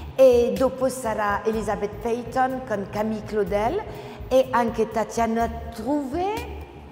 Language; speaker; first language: Italian; non-native, fluent; French